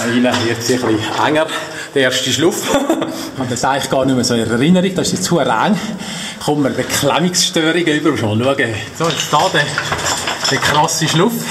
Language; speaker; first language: German; native; German